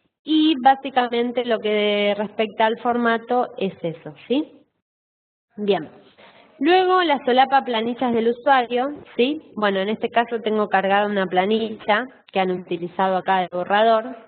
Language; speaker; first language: Spanish; native; Spanish